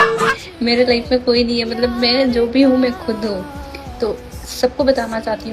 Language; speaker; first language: Hindi; non-native, local second language; Bangla